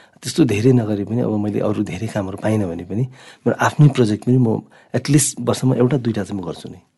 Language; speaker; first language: Nepali; non-native, local second language; Sherpa